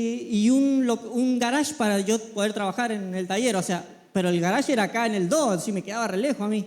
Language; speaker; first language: Spanish; native; Spanish